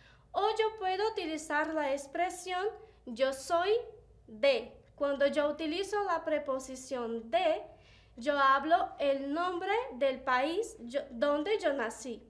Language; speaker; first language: Spanish; non-native, fluent; Portuguese